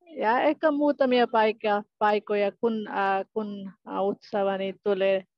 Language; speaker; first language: Finnish; non-native, learner; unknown